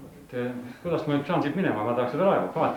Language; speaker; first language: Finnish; non-native, learner; Estonian